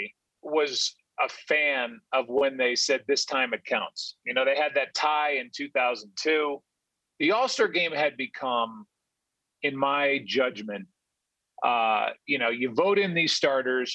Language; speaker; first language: English; native; English